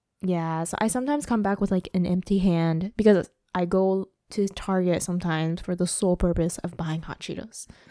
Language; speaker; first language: English; early bilingual, other home language; Japanese